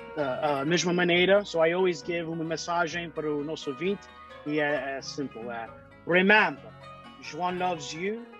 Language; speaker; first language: Portuguese; early bilingual, heritage; Portuguese